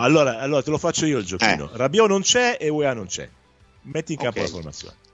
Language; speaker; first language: Italian; native; Italian